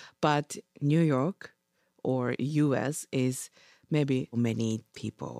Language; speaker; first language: English; non-native, learner; Japanese